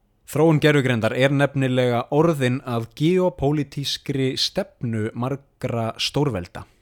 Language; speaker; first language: Icelandic; native; Icelandic